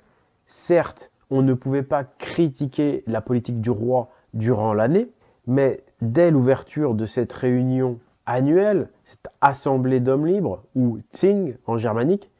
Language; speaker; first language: French; native; French